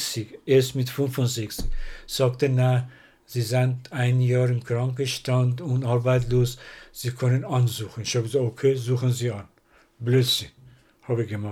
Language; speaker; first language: German; non-native, learner; Persian